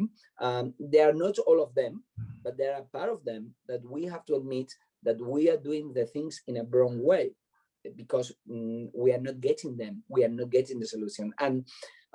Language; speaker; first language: English; non-native, fluent; Spanish